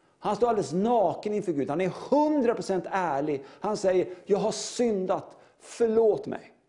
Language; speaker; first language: Swedish; native; Swedish